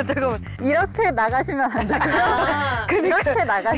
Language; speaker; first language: Korean; native; Korean